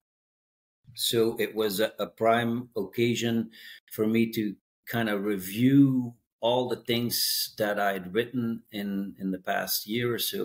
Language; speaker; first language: English; non-native, fluent; Dutch